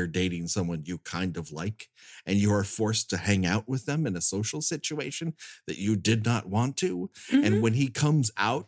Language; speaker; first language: English; native; English